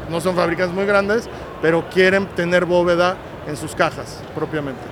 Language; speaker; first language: Spanish; native; Spanish